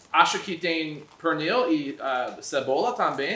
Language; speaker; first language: Portuguese; non-native, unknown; English